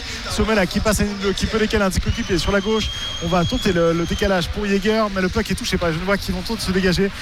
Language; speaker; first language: French; native; French